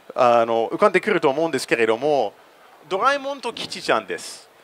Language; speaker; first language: Japanese; non-native, fluent; English